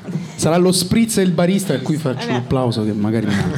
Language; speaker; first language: Italian; native; Italian